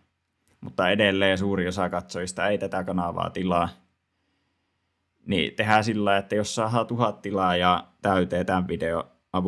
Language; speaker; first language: Finnish; native; Finnish